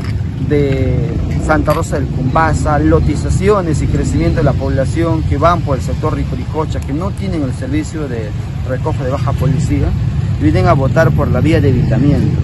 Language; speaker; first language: Spanish; native; Spanish